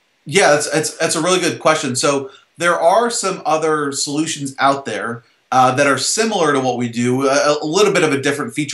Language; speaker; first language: English; native; English